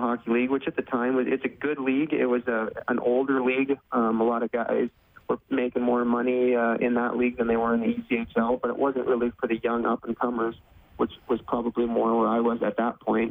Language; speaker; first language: English; native; English